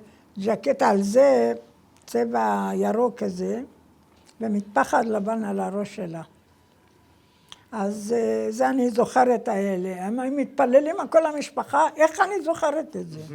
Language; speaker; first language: Hebrew; non-native, fluent; Persian